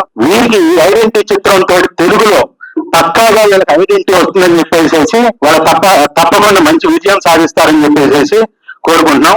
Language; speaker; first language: Telugu; native; Telugu